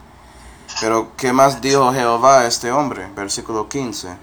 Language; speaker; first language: Spanish; non-native, fluent; English